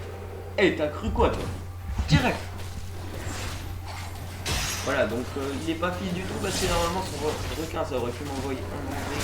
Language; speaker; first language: French; native; French